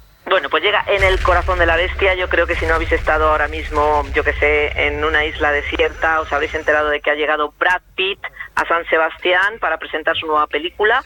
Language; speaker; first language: Spanish; native; Spanish